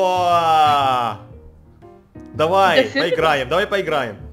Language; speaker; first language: Russian; non-native, learner; Indonesian